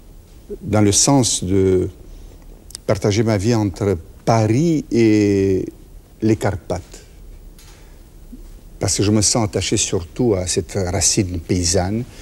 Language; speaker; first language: French; non-native, fluent; Romanian